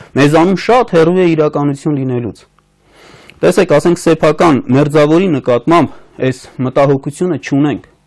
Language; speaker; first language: Armenian; native; Armenian